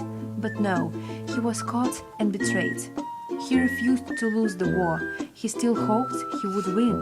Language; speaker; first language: English; non-native, learner; Russian